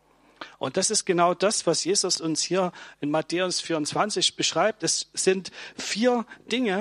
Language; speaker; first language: German; native; German